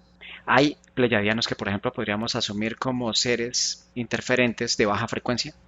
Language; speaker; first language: Spanish; native; Spanish